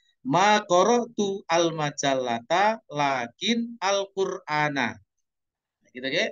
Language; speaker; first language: Arabic; non-native, fluent; Indonesian